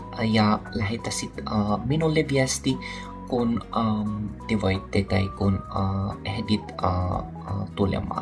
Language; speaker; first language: Finnish; non-native, learner; Filipino